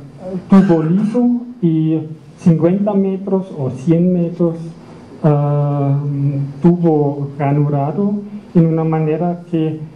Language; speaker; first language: Spanish; non-native, fluent; German